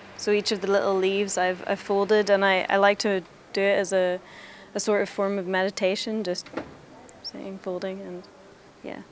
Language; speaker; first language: English; native; English